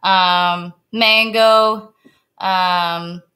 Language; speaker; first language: English; native; English